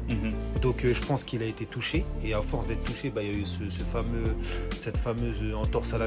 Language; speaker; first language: French; native; French